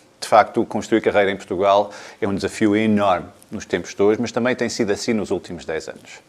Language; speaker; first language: Portuguese; non-native, fluent; English